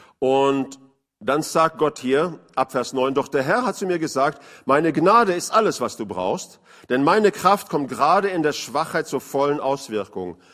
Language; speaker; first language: German; non-native, fluent; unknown